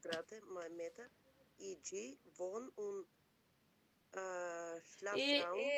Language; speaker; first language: German; non-native, learner; Macedonian